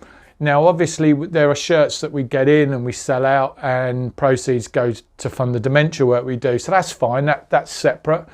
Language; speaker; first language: English; native; English